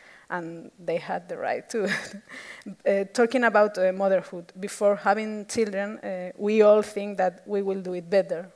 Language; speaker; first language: English; non-native, fluent; Spanish